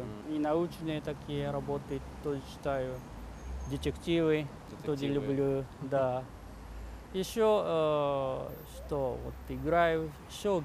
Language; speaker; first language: Russian; non-native, fluent; Japanese